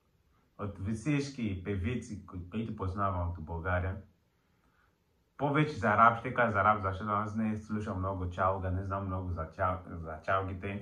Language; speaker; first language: Bulgarian; non-native, learner; Portuguese